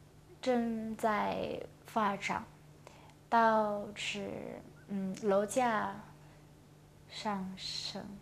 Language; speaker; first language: Chinese; non-native, local second language; Cantonese